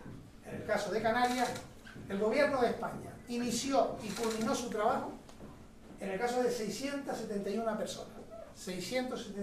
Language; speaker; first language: Spanish; native; Spanish